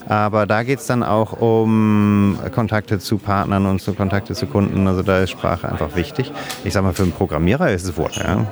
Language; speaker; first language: German; non-native, fluent; English